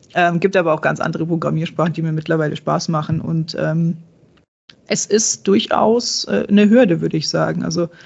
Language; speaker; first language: German; early bilingual, other home language; Czech